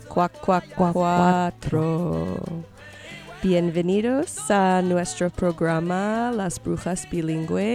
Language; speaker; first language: Spanish; non-native, learner; English